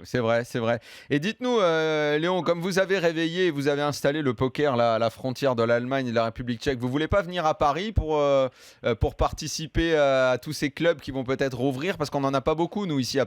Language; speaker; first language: French; native; French